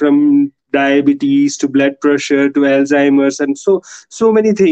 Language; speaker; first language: English; non-native, local second language; Telugu